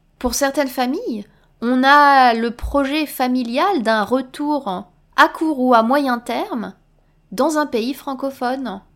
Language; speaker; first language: French; native; French